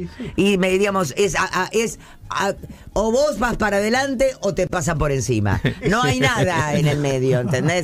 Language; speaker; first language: Spanish; native; Spanish